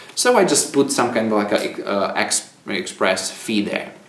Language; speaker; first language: English; non-native, fluent; Czech